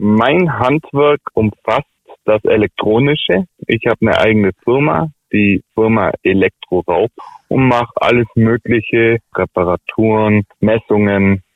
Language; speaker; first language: German; native; German